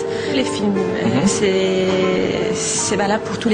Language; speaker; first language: French; non-native, fluent; Persian